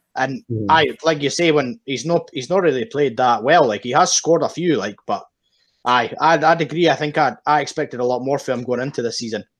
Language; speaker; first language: English; native; English